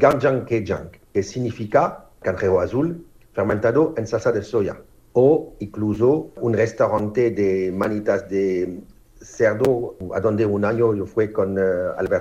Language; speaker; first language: Spanish; non-native, fluent; French